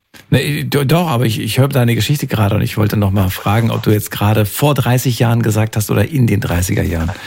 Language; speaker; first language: German; native; German